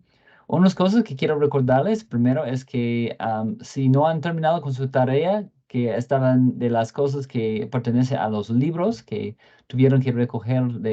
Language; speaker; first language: Spanish; non-native, fluent; English